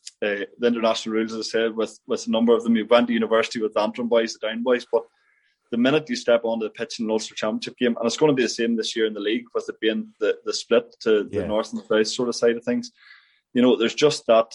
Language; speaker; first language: English; native; English